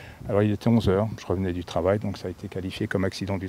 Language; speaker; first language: French; native; French